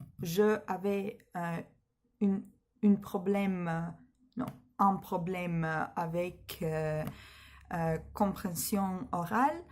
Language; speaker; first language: French; non-native, learner; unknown